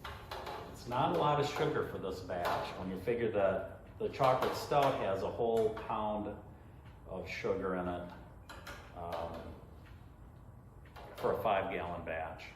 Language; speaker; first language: English; native; English